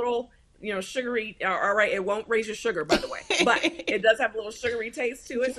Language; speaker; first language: English; native; English